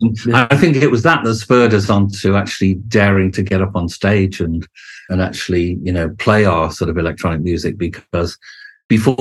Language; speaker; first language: English; native; English